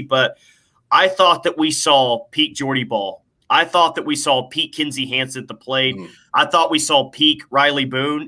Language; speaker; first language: English; native; English